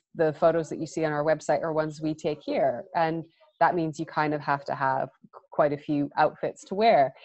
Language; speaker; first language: English; native; English